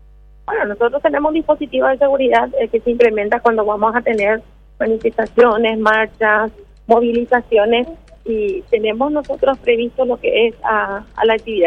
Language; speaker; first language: Spanish; native; Spanish